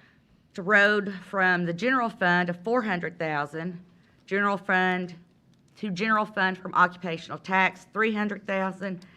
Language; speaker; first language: English; native; English